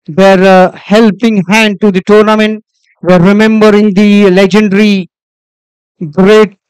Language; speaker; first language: English; non-native, local second language; Marathi